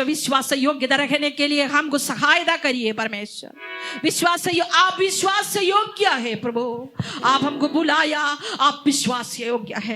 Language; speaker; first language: Hindi; non-native, local second language; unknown